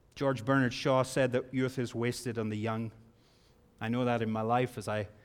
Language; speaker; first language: English; native; English